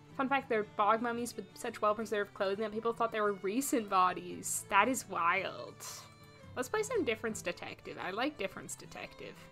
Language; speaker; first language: English; native; English